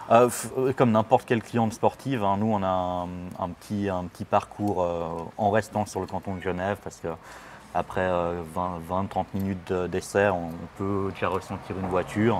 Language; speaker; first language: French; native; French